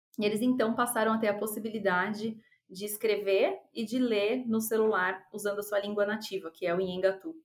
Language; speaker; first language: Portuguese; native; Portuguese